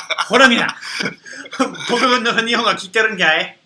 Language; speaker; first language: Japanese; non-native, fluent; English